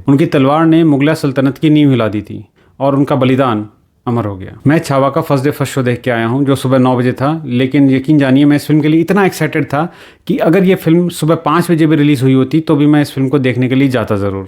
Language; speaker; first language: Hindi; native; Hindi